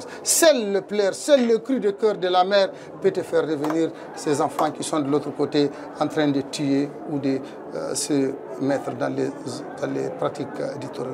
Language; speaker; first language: French; non-native, local second language; Tamasheq